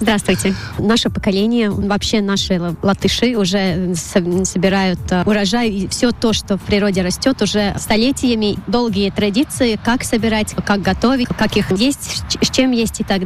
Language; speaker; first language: Russian; non-native, local second language; Latvian